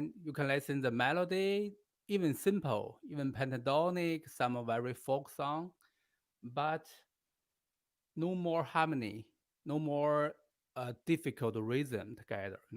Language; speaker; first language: English; non-native, learner; Chinese